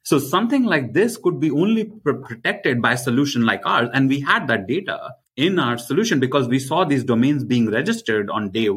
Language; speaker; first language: English; non-native, local second language; Hindi